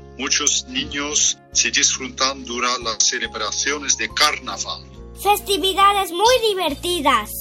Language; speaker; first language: Spanish; non-native, fluent; Dutch